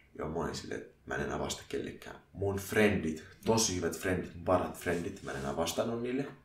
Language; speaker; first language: Finnish; early bilingual, other home language; Arabic